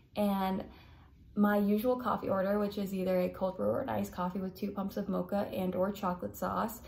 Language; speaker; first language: English; native; English